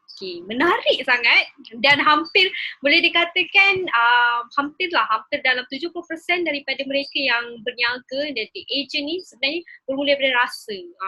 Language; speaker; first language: Malay; native; Malay